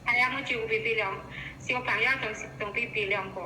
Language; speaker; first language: Cantonese; non-native, learner; Indonesian